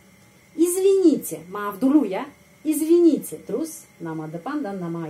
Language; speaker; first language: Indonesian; non-native, fluent; Russian